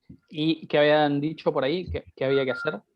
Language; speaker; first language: Spanish; native; Spanish